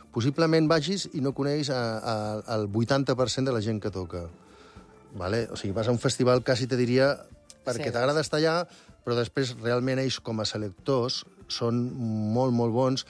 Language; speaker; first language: Catalan; native; Catalan